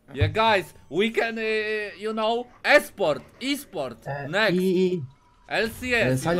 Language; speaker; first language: English; non-native, learner; Polish